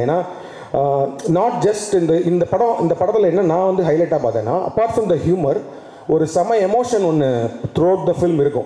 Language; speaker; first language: Tamil; native; Tamil